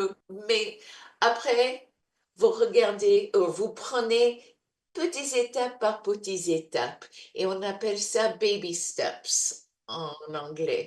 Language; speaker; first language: French; non-native, learner; English